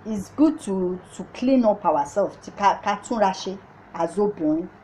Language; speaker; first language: English; non-native, local second language; Yoruba